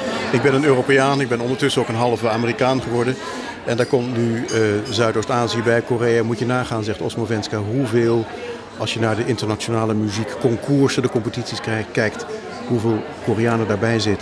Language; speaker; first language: Dutch; native; Dutch